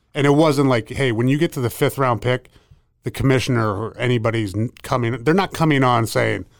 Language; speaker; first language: English; native; English